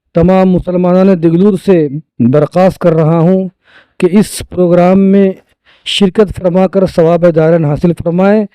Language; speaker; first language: Urdu; native; Urdu